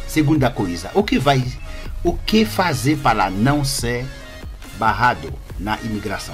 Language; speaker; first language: Portuguese; non-native, learner; Haitian Creole